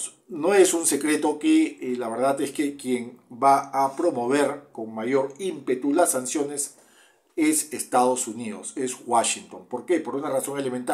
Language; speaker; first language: Spanish; native; Spanish